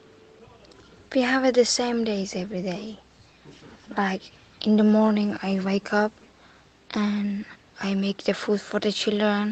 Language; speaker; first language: English; non-native, learner; Persian